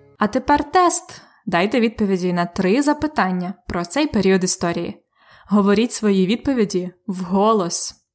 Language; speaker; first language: Ukrainian; native; Ukrainian